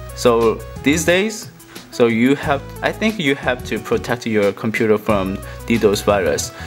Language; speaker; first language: English; non-native, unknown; Korean